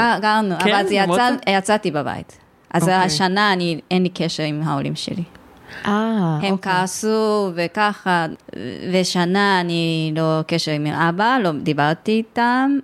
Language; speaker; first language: Hebrew; non-native, learner; Japanese